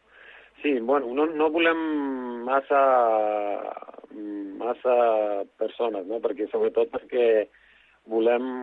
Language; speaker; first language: Catalan; non-native, local second language; Spanish